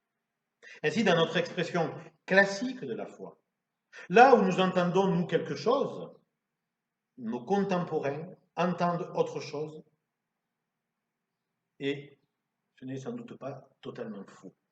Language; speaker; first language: French; native; French